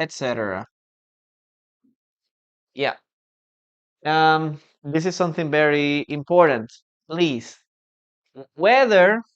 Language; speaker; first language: English; non-native, fluent; Spanish